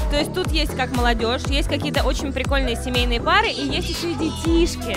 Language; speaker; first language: Russian; native; Russian